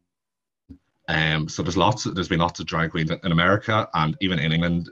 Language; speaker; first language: English; native; English